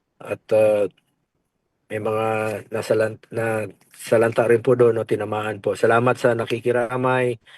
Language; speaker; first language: Filipino; non-native, local second language; Cebuano